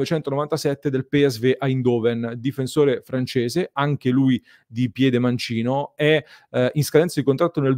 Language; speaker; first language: Italian; native; Italian